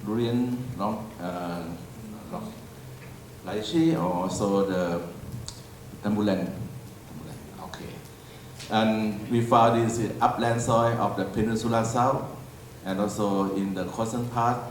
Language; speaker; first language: English; non-native, learner; Thai